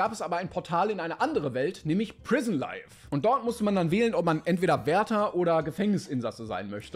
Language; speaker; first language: German; native; German